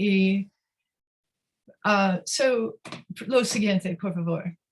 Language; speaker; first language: Spanish; non-native, learner; English